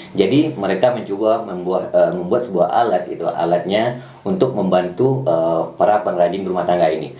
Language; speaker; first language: Indonesian; non-native, local second language; Minangkabau